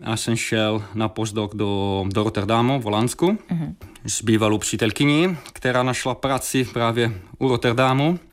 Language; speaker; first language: Czech; non-native, fluent; Italian